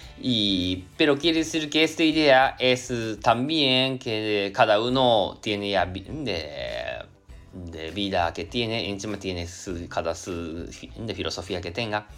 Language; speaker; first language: Spanish; non-native, learner; Japanese